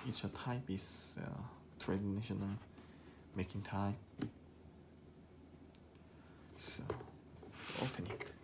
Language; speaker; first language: English; non-native, learner; Korean